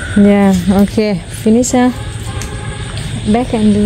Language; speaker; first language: English; non-native, learner; Vietnamese